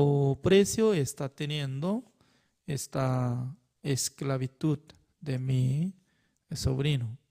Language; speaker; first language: Spanish; non-native, fluent; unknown